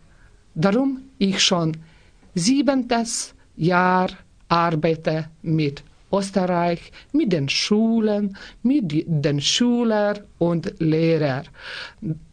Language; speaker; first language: German; non-native, learner; Lithuanian